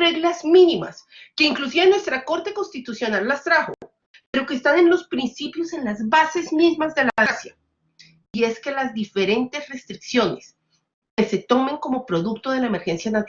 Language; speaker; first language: Spanish; native; Spanish